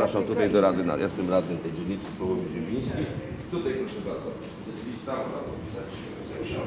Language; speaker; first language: Polish; native; Polish